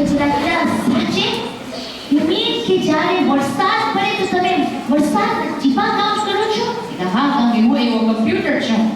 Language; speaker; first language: Gujarati; early bilingual, heritage; Gujarati